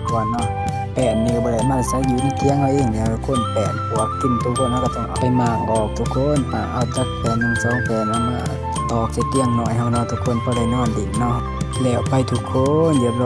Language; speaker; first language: Thai; non-native, local second language; Lao